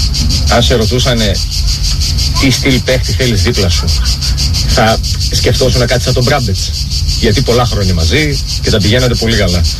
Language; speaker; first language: Greek; native; Greek